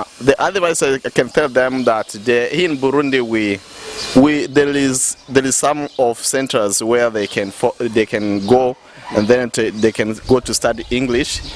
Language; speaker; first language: English; non-native, local second language; Rundi